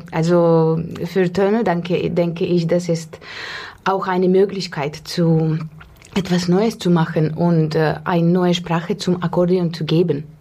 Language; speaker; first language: German; non-native, fluent; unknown